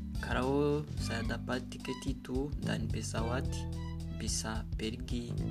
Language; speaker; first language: Indonesian; non-native, learner; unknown